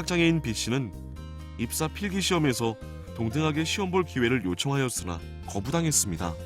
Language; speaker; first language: Korean; native; Korean